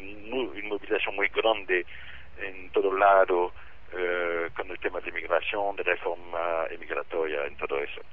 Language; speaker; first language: Spanish; non-native, fluent; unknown